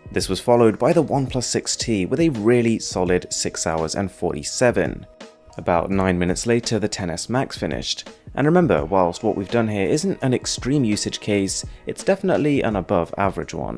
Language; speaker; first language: English; native; English